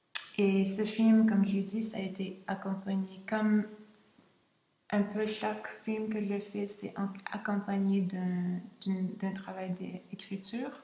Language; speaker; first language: French; non-native, local second language; English